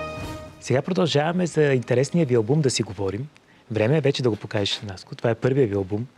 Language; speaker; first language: Bulgarian; native; Bulgarian